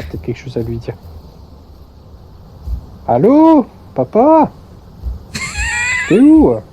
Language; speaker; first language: French; native; French